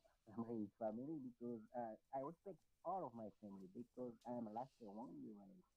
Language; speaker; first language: English; non-native, learner; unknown